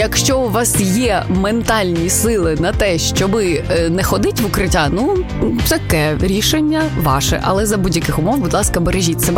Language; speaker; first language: Ukrainian; native; Ukrainian